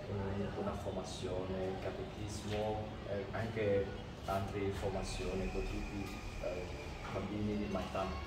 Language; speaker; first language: Italian; non-native, fluent; Vietnamese